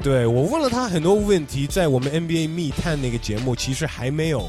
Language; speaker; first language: Chinese; early bilingual, heritage; Chinese